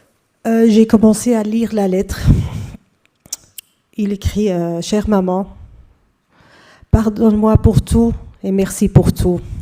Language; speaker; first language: French; non-native, fluent; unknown